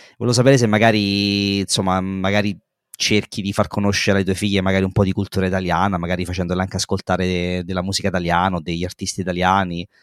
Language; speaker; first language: Italian; native; Italian